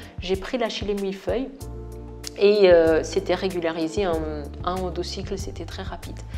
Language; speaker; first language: French; non-native, fluent; Portuguese